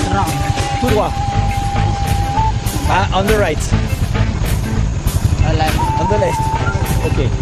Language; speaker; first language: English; non-native, learner; French